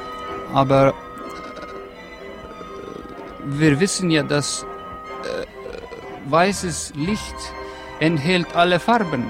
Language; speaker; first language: German; non-native, fluent; Estonian